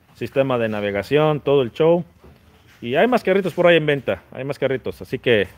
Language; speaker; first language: Spanish; native; Spanish